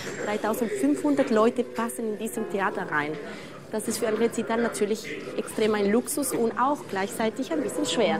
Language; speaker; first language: German; non-native, fluent; Spanish